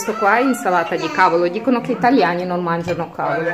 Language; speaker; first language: Italian; non-native, fluent; Russian